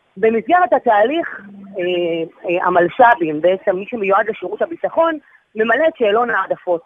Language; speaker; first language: Hebrew; native; Hebrew